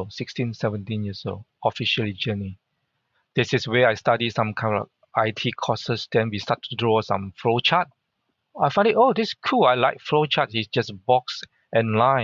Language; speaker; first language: English; non-native, local second language; Hakka Chinese